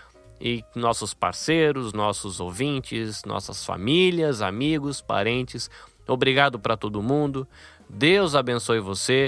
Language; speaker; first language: Portuguese; native; Portuguese